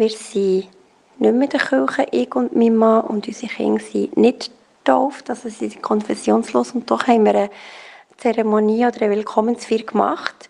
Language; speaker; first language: German; native; German